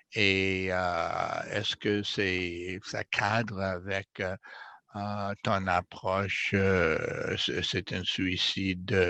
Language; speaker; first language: French; non-native, fluent; English